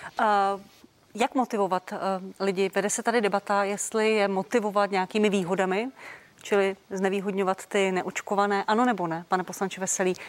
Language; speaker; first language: Czech; native; Czech